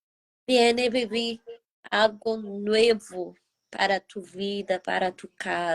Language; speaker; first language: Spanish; non-native, learner; Portuguese